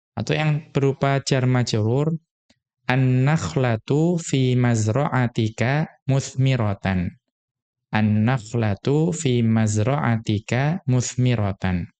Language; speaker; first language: Arabic; non-native, fluent; Indonesian